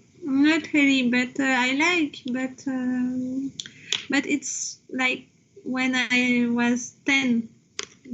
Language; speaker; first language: English; non-native, learner; French